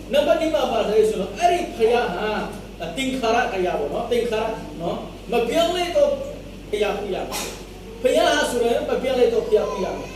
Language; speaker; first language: Burmese; non-native, local second language; Hakha Chin